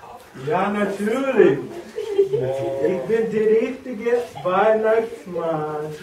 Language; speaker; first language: German; non-native, learner; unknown